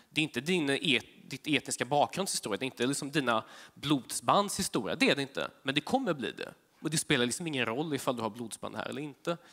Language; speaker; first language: Swedish; early bilingual, other home language; Polish